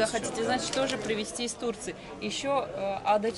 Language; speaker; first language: Russian; native; Russian